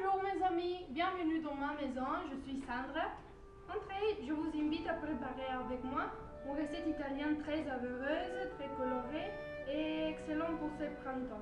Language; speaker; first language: French; non-native, learner; Spanish